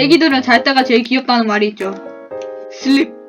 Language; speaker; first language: Korean; native; Korean